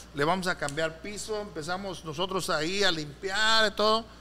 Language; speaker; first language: Spanish; native; Spanish